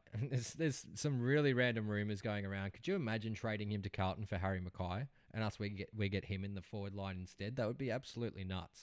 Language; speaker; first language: English; native; English